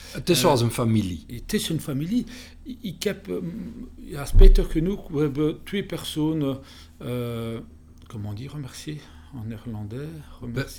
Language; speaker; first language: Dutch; non-native, learner; French